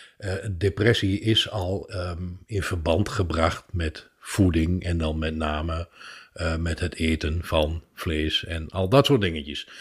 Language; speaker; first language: Dutch; native; Dutch